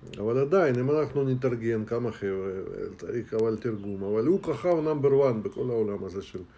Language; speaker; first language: Hebrew; non-native, fluent; Russian